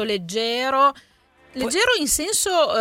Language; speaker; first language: Italian; native; Italian